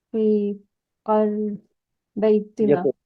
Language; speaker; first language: Arabic; non-native, learner; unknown